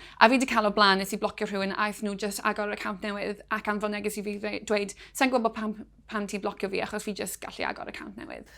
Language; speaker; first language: Welsh; non-native, local second language; English